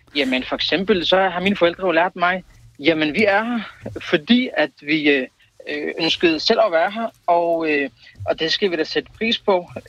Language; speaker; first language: Danish; early bilingual, other home language; Kurdish